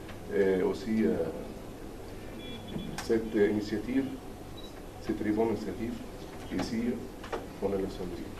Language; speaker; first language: French; non-native, learner; Arabic